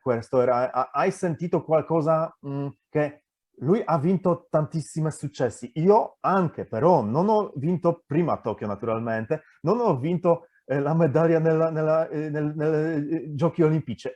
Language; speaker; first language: Italian; non-native, fluent; Polish